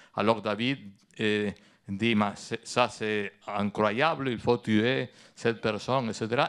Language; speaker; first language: French; non-native, fluent; Spanish